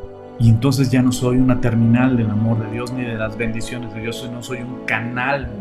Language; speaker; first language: Spanish; native; Spanish